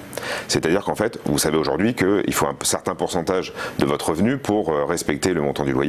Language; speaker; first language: French; native; French